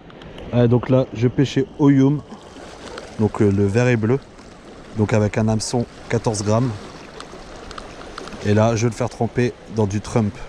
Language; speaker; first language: French; native; French